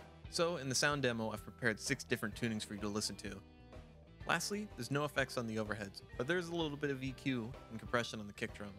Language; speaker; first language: English; native; English